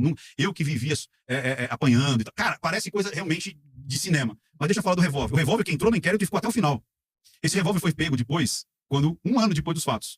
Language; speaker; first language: Portuguese; native; Portuguese